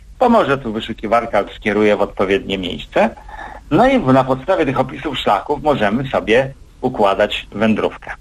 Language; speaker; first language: Polish; native; Polish